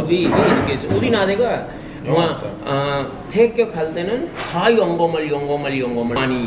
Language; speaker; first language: Korean; non-native, learner; Urdu